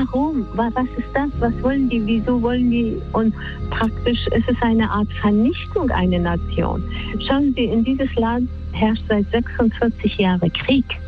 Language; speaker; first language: German; non-native, fluent; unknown